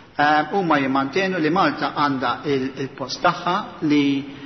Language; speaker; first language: English; non-native, local second language; Maltese